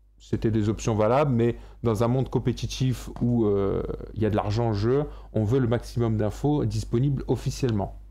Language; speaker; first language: French; native; French